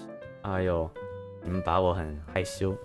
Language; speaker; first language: Chinese; non-native, learner; English